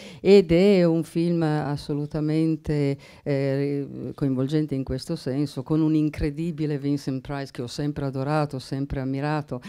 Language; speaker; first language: Italian; native; Italian